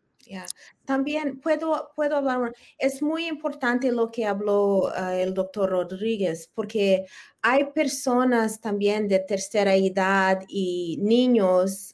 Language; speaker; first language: Spanish; early bilingual, heritage; Spanish